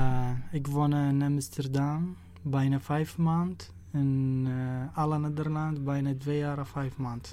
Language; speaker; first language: Dutch; non-native, learner; Arabic